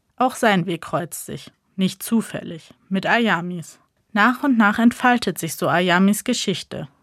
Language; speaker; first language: German; native; German